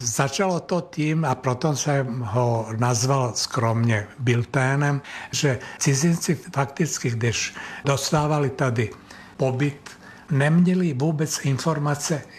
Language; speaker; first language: Czech; non-native, fluent; Serbian